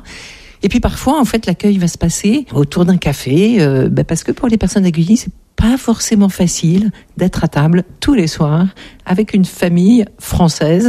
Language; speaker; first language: French; native; French